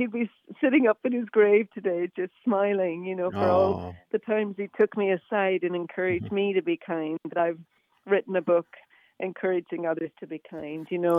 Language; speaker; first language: English; native; English